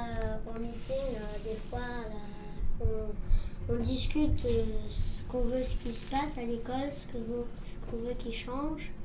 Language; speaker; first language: French; early bilingual, heritage; French